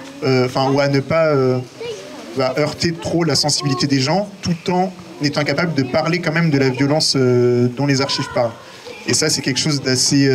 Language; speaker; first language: French; native; French